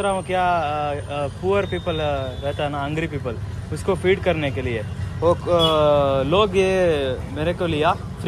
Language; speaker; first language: Hindi; non-native, local second language; Kannada